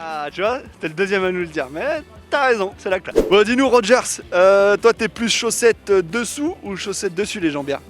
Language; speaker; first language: French; native; French